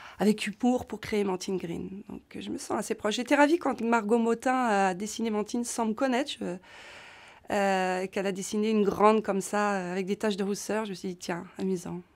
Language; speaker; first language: French; native; French